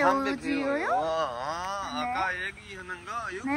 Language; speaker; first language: Korean; non-native, learner; Urdu